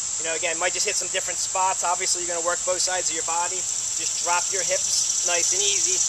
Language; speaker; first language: English; native; English